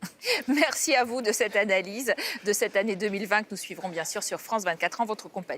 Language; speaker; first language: French; native; French